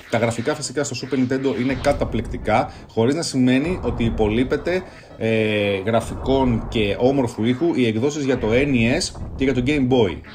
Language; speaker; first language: Greek; early bilingual, other home language; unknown